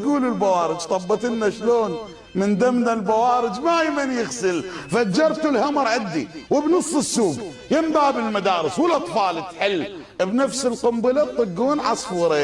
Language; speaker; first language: Arabic; native; Arabic